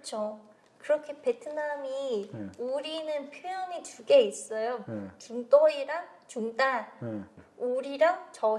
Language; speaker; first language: Korean; non-native, fluent; Vietnamese